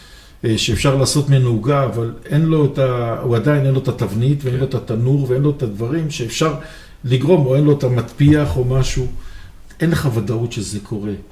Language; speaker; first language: Hebrew; native; Hebrew